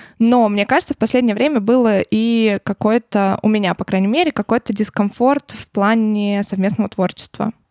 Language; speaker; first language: Russian; native; Russian